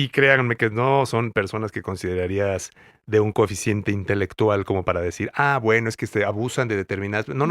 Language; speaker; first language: Spanish; native; Spanish